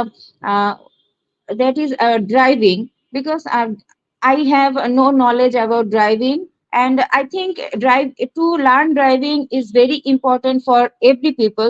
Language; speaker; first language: English; non-native, learner; Bangla